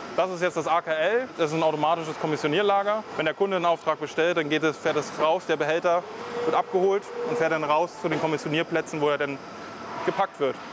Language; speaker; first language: German; native; German